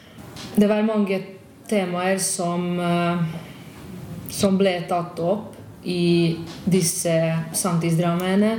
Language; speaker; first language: Norwegian; non-native, fluent; Hungarian